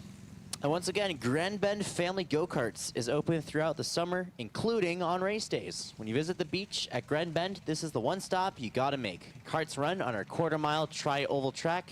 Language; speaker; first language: English; native; English